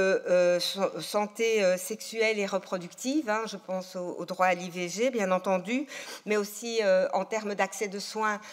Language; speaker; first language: French; native; French